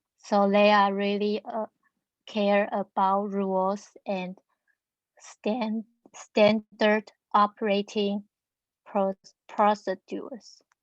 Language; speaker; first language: English; non-native, learner; Chinese